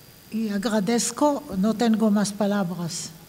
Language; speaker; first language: Spanish; non-native, fluent; Hebrew